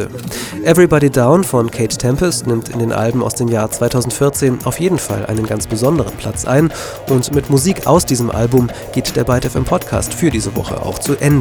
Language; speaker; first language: German; native; German